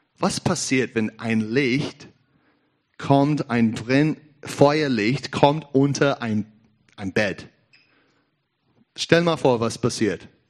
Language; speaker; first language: German; non-native, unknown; English